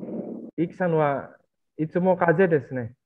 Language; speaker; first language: Japanese; non-native, fluent; Indonesian